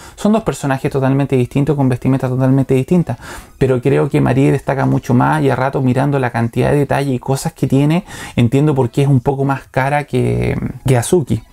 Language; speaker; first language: Spanish; native; Spanish